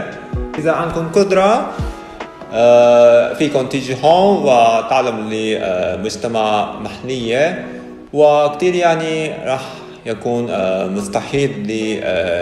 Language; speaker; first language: Arabic; non-native, learner; Japanese